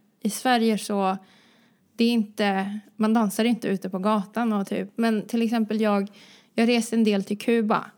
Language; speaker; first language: Swedish; early bilingual, other home language; Croatian